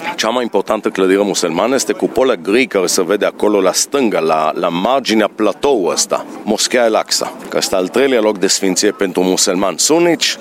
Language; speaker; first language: Romanian; early bilingual, heritage; Romanian